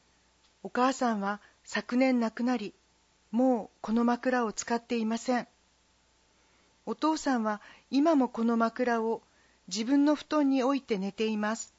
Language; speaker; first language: Japanese; non-native, fluent; Korean